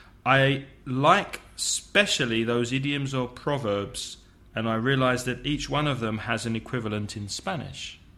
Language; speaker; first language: English; native; English